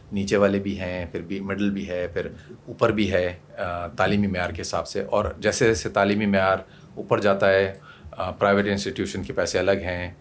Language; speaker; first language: Urdu; non-native, local second language; Punjabi